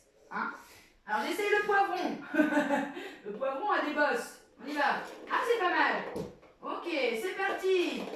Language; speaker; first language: French; native; French